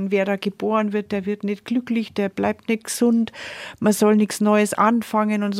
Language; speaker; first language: German; native; German